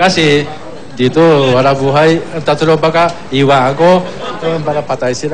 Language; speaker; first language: Filipino; non-native, learner; Korean